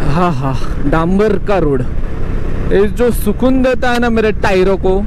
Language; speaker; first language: Hindi; non-native, local second language; Marathi